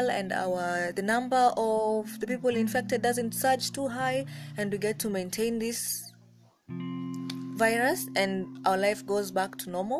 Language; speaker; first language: English; non-native, local second language; Kikuyu